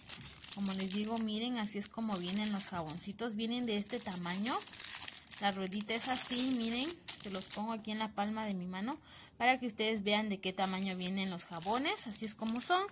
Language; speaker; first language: Spanish; native; Spanish